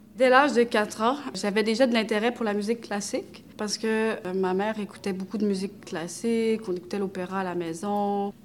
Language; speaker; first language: French; early bilingual, other home language; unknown